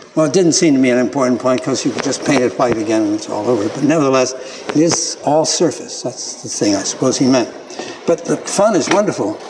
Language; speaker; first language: English; native; English